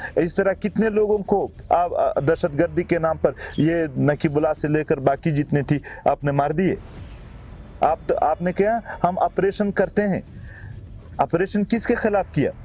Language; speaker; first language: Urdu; non-native, local second language; Pashto